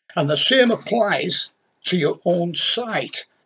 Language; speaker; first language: English; native; English